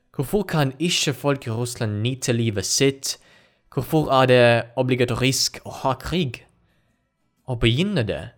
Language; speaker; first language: Norwegian; non-native, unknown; Ukrainian